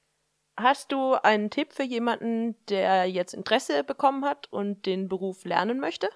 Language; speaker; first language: German; native; German